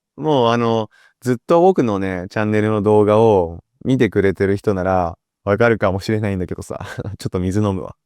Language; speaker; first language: Japanese; native; Japanese